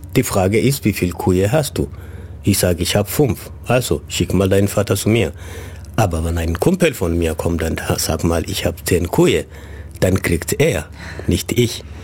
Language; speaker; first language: German; non-native, fluent; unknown